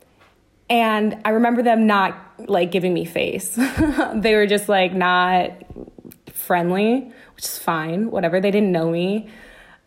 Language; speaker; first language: English; native; English